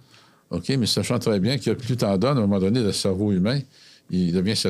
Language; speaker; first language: French; native; French